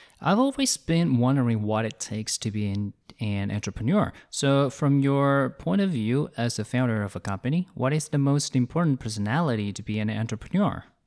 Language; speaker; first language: English; non-native, fluent; Chinese